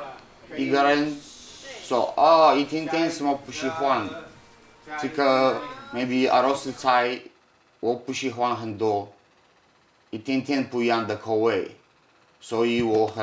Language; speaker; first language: Chinese; non-native, learner; Russian